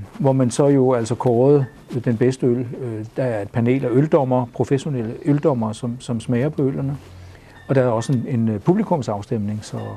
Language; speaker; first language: Danish; native; Danish